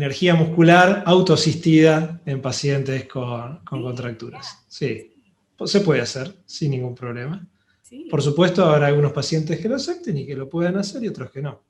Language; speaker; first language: Spanish; native; Spanish